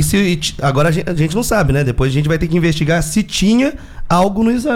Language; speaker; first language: Portuguese; native; Portuguese